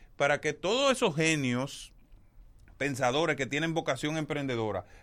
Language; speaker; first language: Spanish; native; Spanish